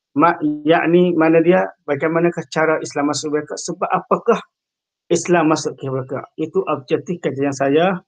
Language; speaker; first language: Malay; native; Malay